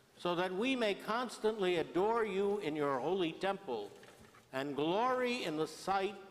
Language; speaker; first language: English; native; English